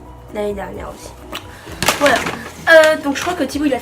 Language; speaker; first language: French; native; French